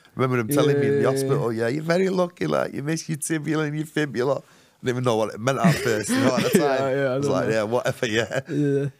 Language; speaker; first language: English; native; English